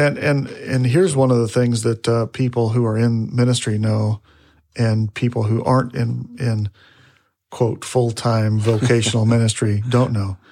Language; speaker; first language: English; native; English